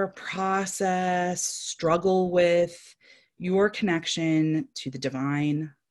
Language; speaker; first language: English; native; English